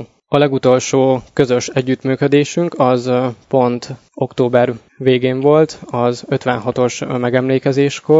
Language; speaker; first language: Hungarian; native; Hungarian